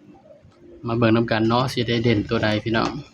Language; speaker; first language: Thai; non-native, local second language; Lao